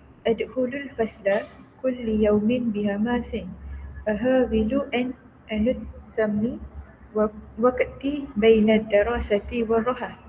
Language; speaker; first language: Arabic; non-native, learner; Malay